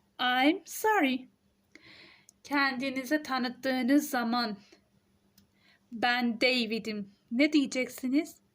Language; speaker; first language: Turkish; non-native, fluent; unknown